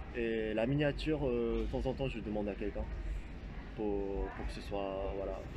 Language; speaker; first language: French; non-native, fluent; Japanese